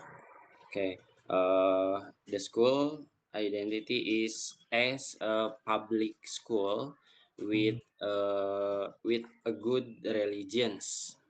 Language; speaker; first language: English; non-native, fluent; Indonesian